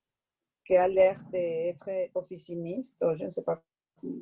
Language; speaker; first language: French; non-native, learner; Spanish